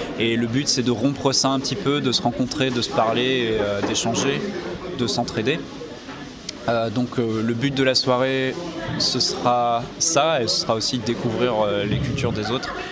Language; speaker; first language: French; native; French